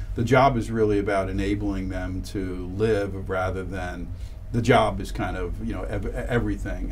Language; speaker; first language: English; native; English